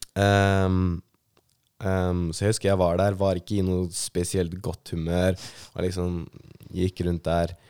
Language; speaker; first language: Norwegian; native; Norwegian